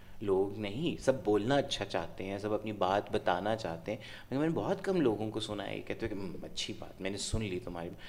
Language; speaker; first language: Urdu; non-native, local second language; Punjabi